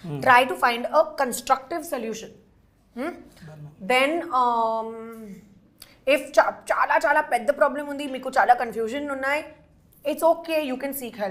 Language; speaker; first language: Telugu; non-native, learner; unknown